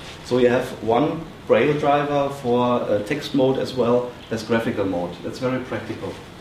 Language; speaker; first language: English; non-native, fluent; German